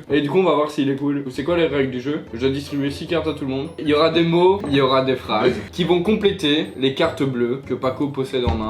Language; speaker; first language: French; native; French